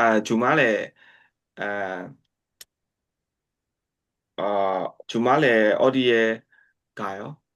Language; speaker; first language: Korean; non-native, learner; Burmese